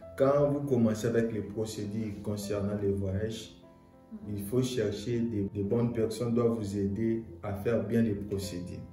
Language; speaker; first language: French; non-native, local second language; Lingala